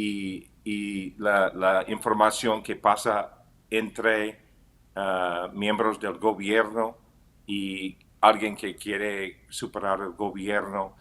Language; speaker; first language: Spanish; non-native, fluent; English